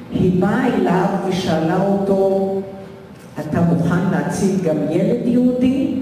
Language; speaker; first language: Hebrew; early bilingual, other home language; Polish